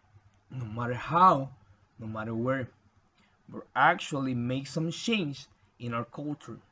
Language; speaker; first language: English; non-native, learner; Spanish